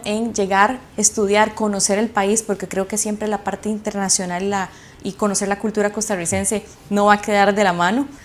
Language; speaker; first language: Spanish; native; Spanish